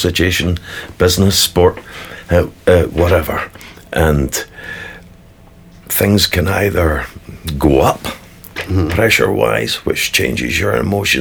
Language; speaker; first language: English; native; English